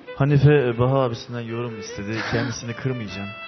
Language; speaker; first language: Turkish; native; Turkish